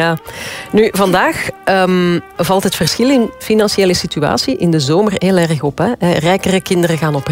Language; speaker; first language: Dutch; native; Dutch